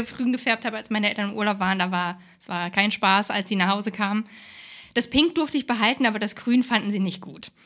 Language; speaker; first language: German; native; German